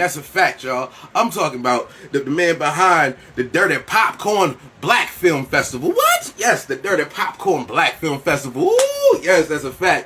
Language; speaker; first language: English; native; English